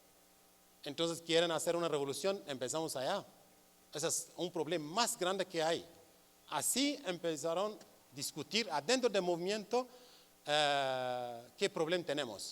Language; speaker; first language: Spanish; non-native, learner; Kurdish